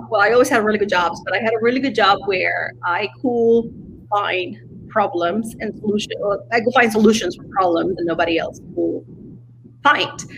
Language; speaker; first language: English; non-native, fluent; Spanish